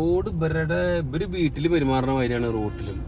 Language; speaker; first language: Malayalam; native; Malayalam